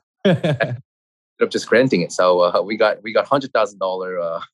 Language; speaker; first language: English; non-native, fluent; Korean